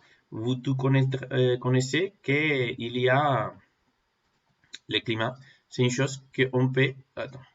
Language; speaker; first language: French; non-native, fluent; Spanish